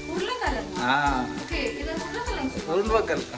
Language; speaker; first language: Tamil; non-native, learner; Hindi